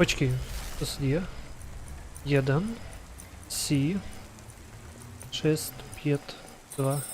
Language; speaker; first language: Czech; non-native, learner; Ukrainian